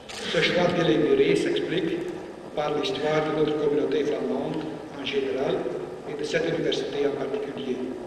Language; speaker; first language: French; non-native, fluent; Dutch